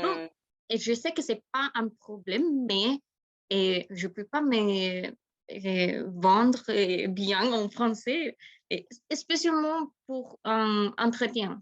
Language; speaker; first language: French; non-native, learner; Spanish